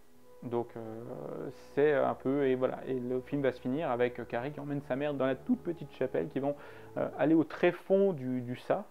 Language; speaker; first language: French; native; French